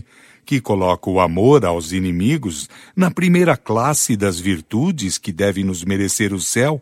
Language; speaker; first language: Portuguese; native; Portuguese